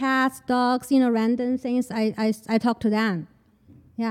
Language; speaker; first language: English; non-native, fluent; Chinese